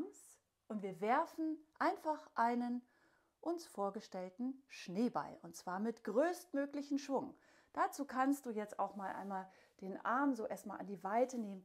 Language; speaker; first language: German; native; German